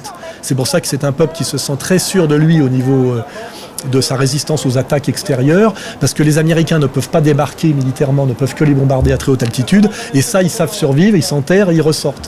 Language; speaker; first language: French; native; French